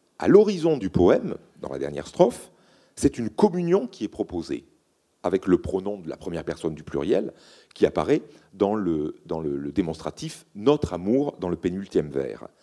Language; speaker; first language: French; native; French